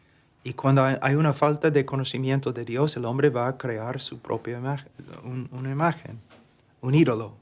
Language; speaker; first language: Spanish; non-native, fluent; English